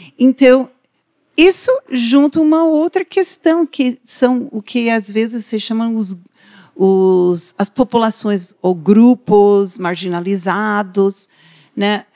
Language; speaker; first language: Portuguese; non-native, fluent; English